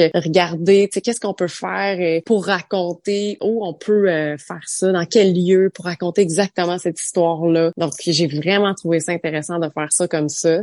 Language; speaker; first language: French; native; French